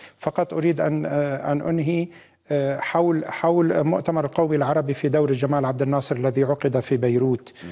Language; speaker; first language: Arabic; native; Arabic